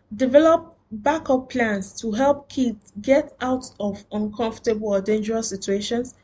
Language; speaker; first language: English; non-native, local second language; Yoruba